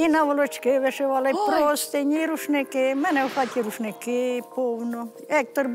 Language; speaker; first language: Ukrainian; native; Ukrainian